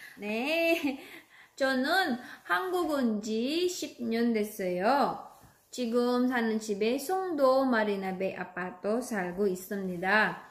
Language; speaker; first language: Korean; non-native, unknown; Filipino